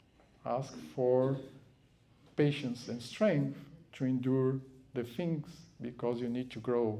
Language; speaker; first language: English; non-native, fluent; Portuguese